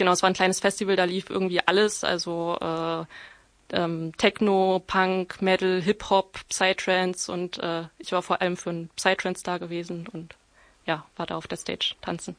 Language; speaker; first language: German; native; German